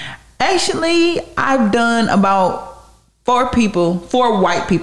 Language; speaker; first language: English; native; English